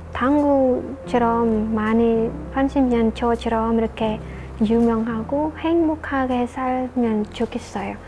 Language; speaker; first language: Korean; non-native, learner; Khmer